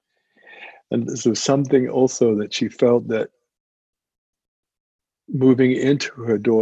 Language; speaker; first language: English; native; English